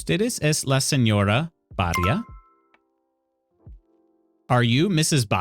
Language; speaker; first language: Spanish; non-native, learner; English